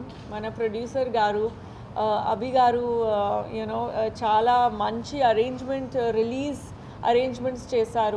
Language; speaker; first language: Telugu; non-native, learner; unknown